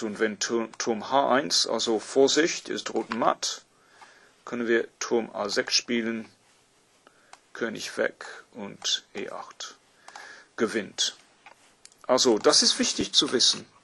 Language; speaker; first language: German; non-native, fluent; English